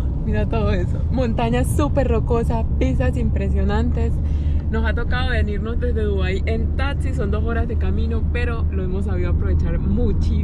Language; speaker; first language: Spanish; native; Spanish